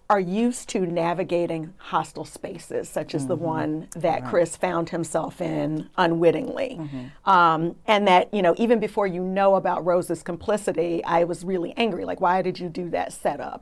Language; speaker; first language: English; native; English